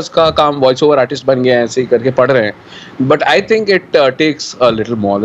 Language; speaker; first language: English; non-native, local second language; Bangla